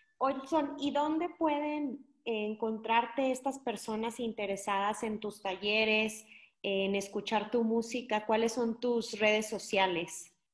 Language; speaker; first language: Spanish; native; Spanish